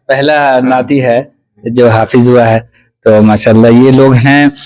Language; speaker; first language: Urdu; native; Urdu